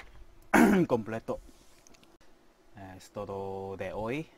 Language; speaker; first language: Spanish; non-native, learner; Korean